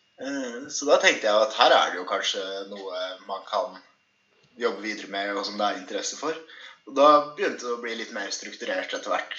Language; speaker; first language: Norwegian; native; Norwegian